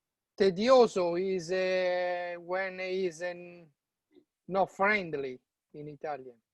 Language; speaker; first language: English; non-native, learner; Italian